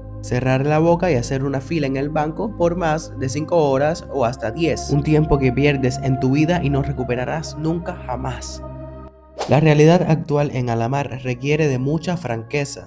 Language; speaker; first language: Spanish; native; Spanish